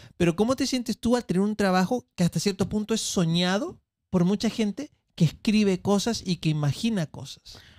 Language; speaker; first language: Spanish; native; Spanish